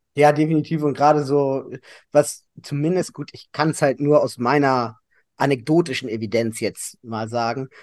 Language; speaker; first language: German; native; German